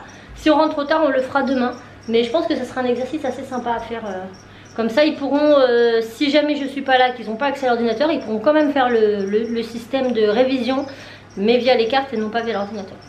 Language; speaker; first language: French; native; French